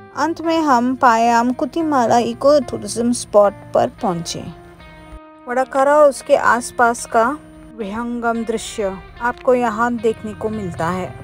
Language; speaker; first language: Hindi; non-native, local second language; Malayalam